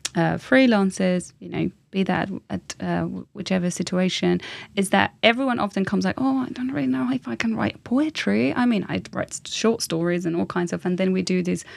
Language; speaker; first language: English; non-native, fluent; Finnish